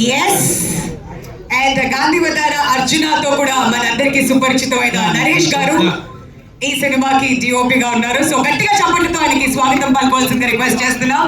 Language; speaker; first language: Telugu; native; Telugu